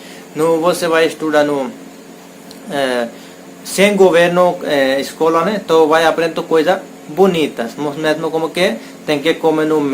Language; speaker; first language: Portuguese; non-native, learner; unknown